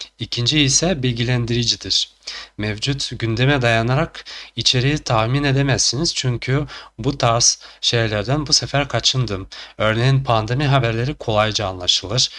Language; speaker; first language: Turkish; non-native, fluent; Chuvash